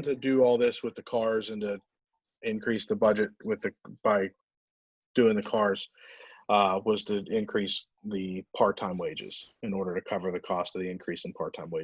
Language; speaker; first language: English; native; English